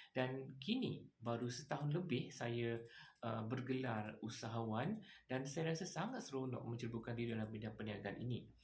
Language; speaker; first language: Malay; native; Malay